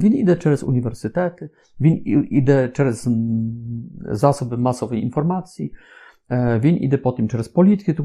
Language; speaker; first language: Ukrainian; non-native, fluent; Polish